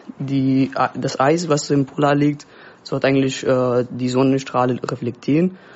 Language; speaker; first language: German; non-native, fluent; Persian